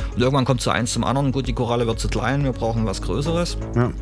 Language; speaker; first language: German; native; German